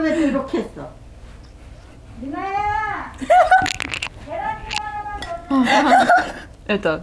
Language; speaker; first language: Korean; native; Korean